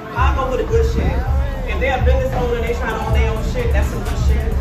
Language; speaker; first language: English; native; English